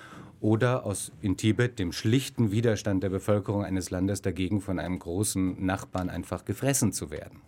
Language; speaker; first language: German; native; German